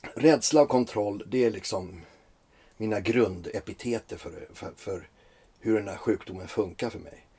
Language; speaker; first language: Swedish; early bilingual, other home language; Finnish